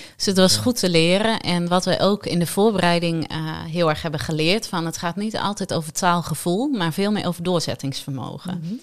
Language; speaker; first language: Dutch; native; Dutch